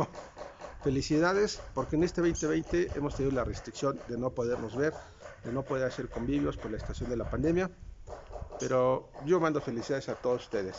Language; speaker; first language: Spanish; native; Spanish